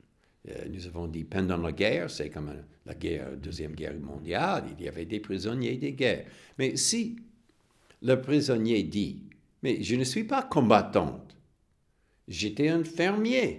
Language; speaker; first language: French; non-native, fluent; English